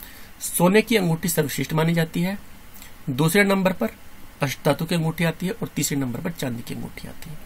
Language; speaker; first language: Hindi; native; Hindi